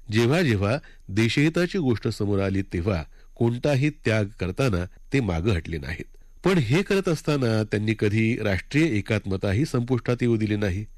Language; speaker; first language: Marathi; native; Marathi